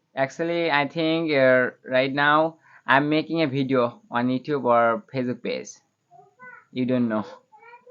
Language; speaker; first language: English; non-native, learner; Bangla